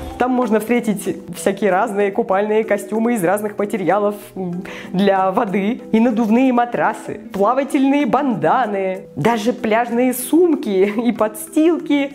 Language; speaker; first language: Russian; native; Russian